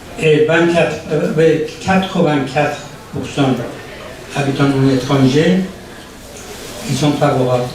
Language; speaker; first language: French; non-native, learner; Persian